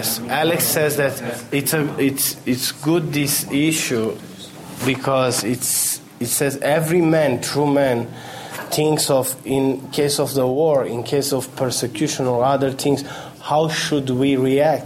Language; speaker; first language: English; non-native, fluent; Romanian